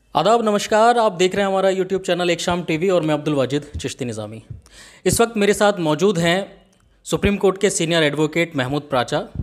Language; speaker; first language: Hindi; native; Hindi